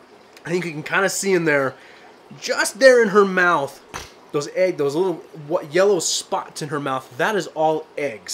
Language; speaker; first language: English; native; English